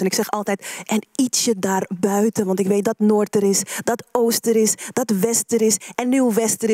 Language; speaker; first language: Dutch; native; Dutch